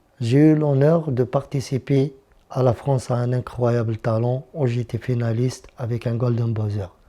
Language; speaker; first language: French; non-native, local second language; Arabic